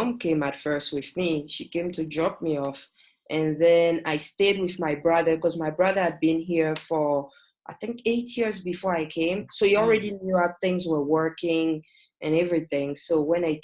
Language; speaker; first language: English; non-native, fluent; French